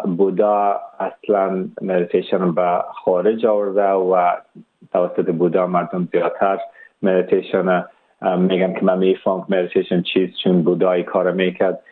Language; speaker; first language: Persian; early bilingual, heritage; Persian